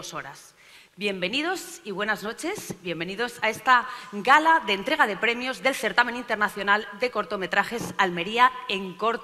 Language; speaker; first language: Spanish; native; Spanish